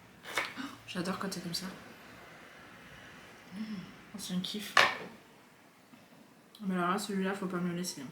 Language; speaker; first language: French; native; French